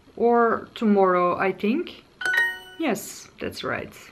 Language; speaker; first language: English; non-native, fluent; Dutch